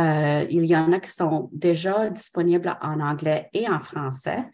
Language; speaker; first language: French; non-native, local second language; English